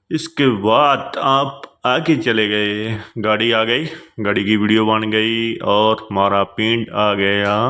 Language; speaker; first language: Hindi; non-native, local second language; Punjabi